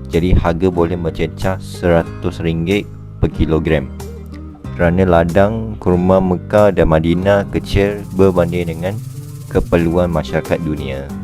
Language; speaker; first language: Malay; native; Malay